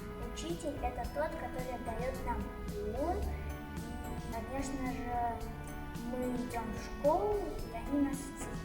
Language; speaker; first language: Russian; non-native, local second language; Kazakh